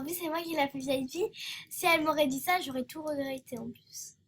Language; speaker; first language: French; native; French